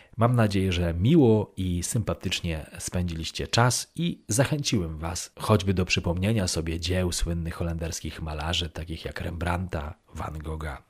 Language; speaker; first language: Polish; native; Polish